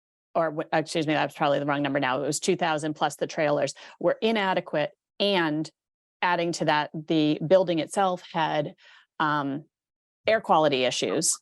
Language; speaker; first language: English; native; English